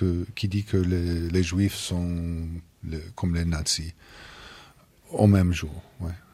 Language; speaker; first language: French; non-native, fluent; English